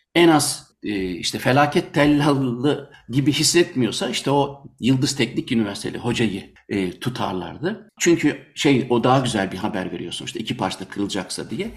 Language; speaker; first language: Turkish; native; Turkish